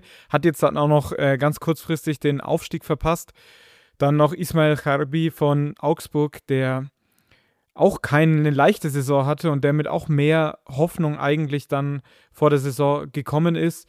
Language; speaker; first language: German; native; German